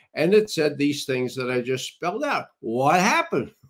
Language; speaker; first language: English; native; English